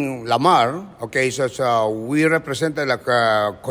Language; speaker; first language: English; non-native, learner; Spanish